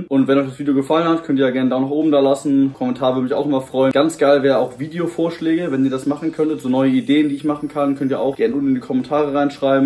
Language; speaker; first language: German; native; German